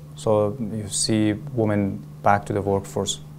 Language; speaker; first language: English; non-native, fluent; Persian